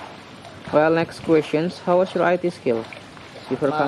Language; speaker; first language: English; non-native, fluent; Indonesian